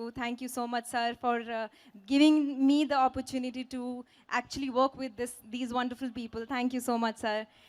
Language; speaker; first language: Telugu; non-native, fluent; Hindi